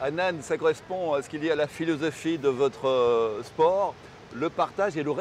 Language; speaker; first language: French; native; French